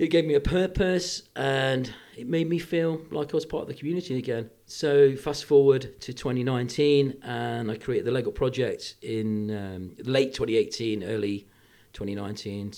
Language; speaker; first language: English; native; English